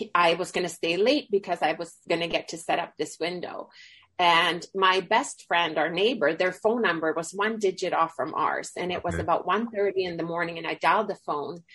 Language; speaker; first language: English; early bilingual, other home language; Swedish